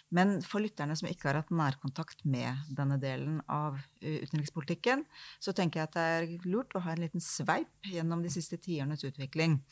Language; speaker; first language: Norwegian; native; Norwegian